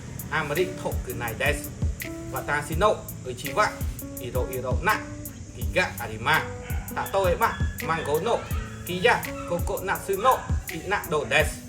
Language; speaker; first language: Japanese; non-native, learner; Khmer